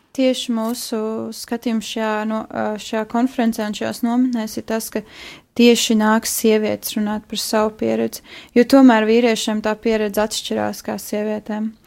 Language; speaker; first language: Latvian; native; Latvian